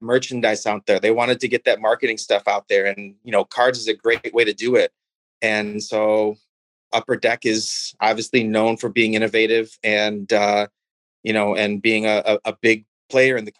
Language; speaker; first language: English; native; English